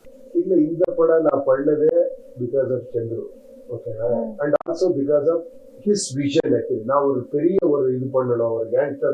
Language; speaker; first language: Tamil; non-native, learner; Kannada